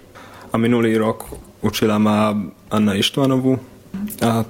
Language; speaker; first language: Slovak; non-native, local second language; Hungarian